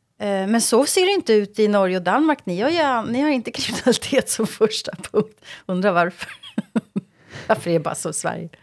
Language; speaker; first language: Swedish; native; Swedish